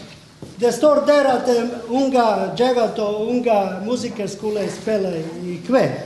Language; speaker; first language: Swedish; non-native, fluent; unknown